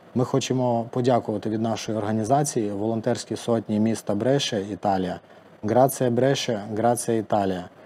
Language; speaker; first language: Ukrainian; native; Ukrainian